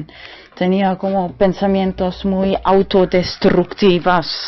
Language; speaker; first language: Spanish; non-native, learner; German